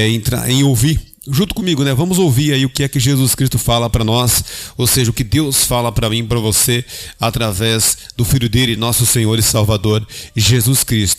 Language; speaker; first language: Portuguese; native; Portuguese